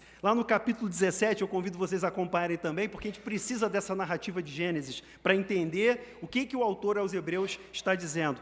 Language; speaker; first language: Portuguese; native; Portuguese